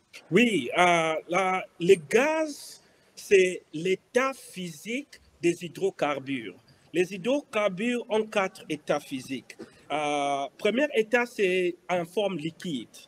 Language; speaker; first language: French; non-native, local second language; Lingala